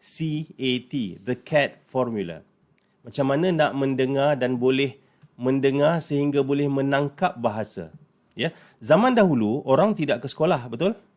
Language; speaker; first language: Malay; native; Malay